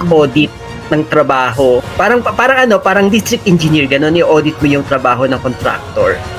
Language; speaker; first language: Filipino; native; Filipino